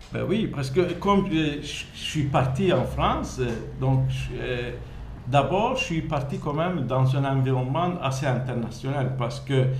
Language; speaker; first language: French; non-native, fluent; Turkish